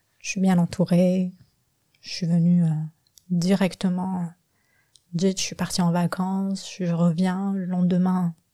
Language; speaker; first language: French; non-native, local second language; Kabyle